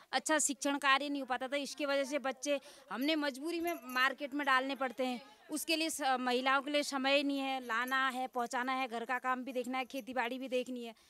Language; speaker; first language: Hindi; native; Hindi